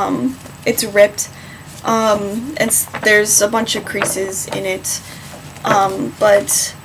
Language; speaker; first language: English; native; English